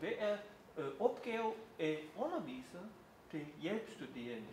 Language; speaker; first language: Danish; non-native, fluent; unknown